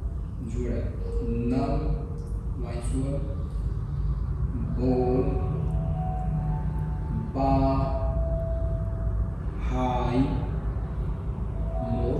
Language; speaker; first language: Vietnamese; non-native, fluent; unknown